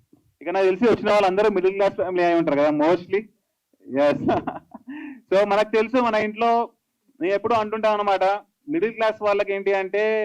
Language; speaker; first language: Telugu; native; Telugu